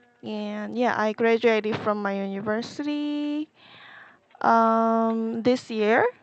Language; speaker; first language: English; non-native, learner; Korean